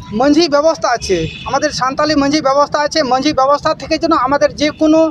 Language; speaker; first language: Bangla; non-native, local second language; Santali